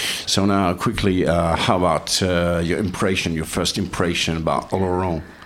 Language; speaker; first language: English; non-native, fluent; French